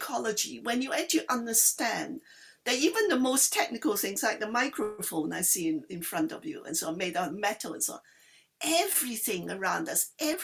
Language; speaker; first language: English; non-native, local second language; Cantonese